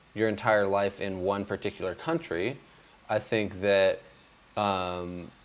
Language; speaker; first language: English; native; English